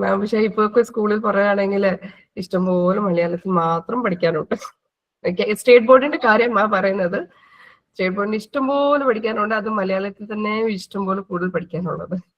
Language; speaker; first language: Malayalam; early bilingual, heritage; Malayalam